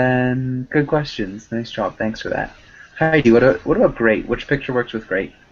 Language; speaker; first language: English; native; English